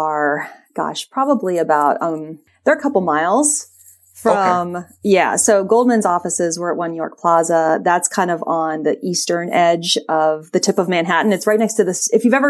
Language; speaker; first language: English; native; English